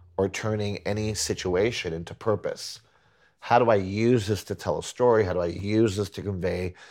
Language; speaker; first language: English; early bilingual, other home language; Spanish